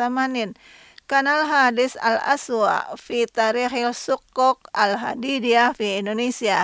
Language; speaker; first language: Arabic; non-native, fluent; Indonesian